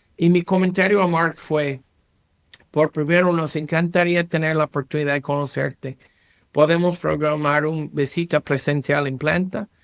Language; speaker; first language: Spanish; non-native, learner; English